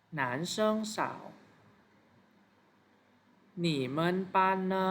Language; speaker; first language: Chinese; non-native, fluent; Thai